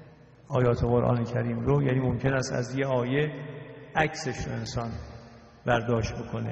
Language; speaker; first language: Persian; native; Persian